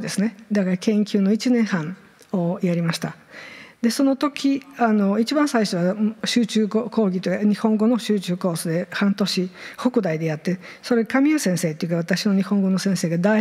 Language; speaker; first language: Japanese; non-native, fluent; Bulgarian